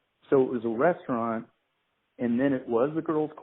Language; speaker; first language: English; native; English